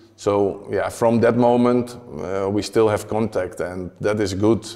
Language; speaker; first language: English; non-native, fluent; Dutch